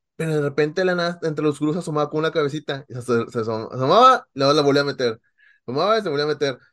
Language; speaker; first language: Spanish; native; Spanish